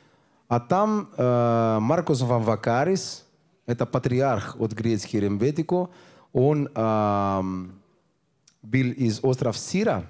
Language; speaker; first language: Russian; non-native, learner; Greek